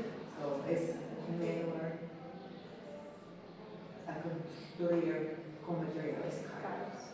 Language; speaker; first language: Spanish; non-native, learner; English